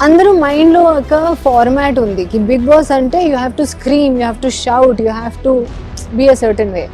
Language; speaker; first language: Telugu; non-native, learner; Hindi